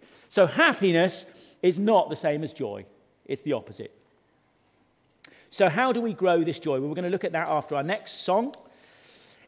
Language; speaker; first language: English; native; English